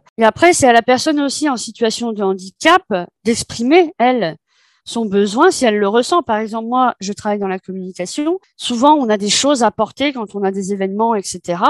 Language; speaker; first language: French; native; French